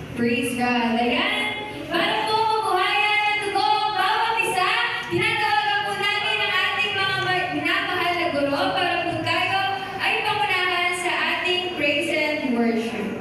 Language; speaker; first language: Filipino; native; Filipino